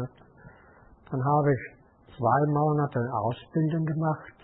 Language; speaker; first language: German; native; German